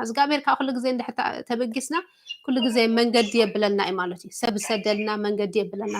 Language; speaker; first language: Tigrinya; early bilingual, heritage; Tigrinya